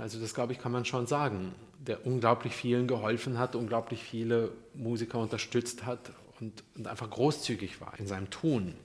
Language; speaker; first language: German; early bilingual, other home language; Russian